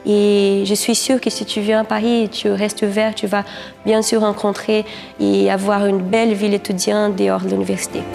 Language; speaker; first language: French; non-native, fluent; Portuguese